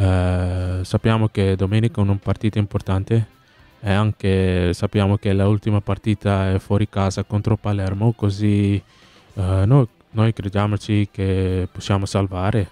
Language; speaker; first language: Italian; non-native, learner; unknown